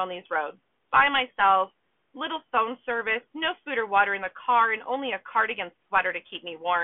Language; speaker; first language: English; native; English